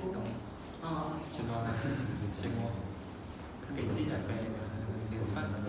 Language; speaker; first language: French; non-native, learner; Khmer